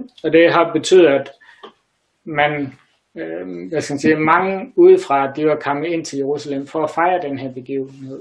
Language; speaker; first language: Danish; native; Danish